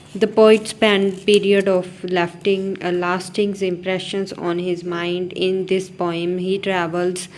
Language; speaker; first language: English; non-native, local second language; Punjabi